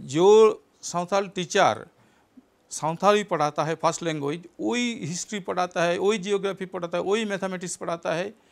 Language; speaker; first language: Hindi; non-native, local second language; Santali